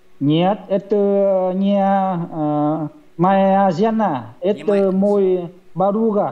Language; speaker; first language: Russian; non-native, learner; Vietnamese